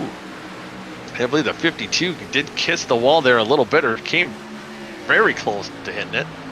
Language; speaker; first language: English; native; English